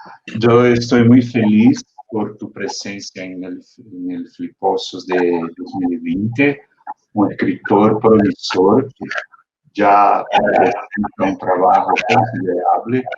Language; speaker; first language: Spanish; non-native, fluent; Portuguese